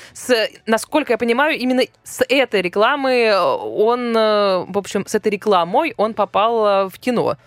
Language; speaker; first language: Russian; native; Russian